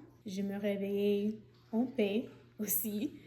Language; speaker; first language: French; non-native, fluent; English